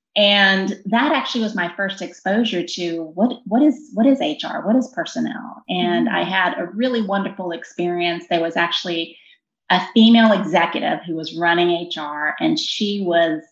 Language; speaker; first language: English; native; English